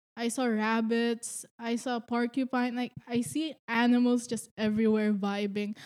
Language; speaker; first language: English; non-native, local second language; Filipino